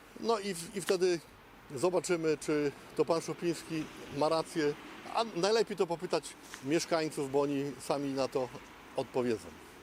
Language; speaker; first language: Polish; native; Polish